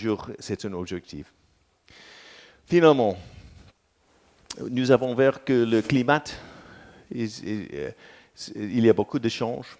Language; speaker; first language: French; non-native, learner; English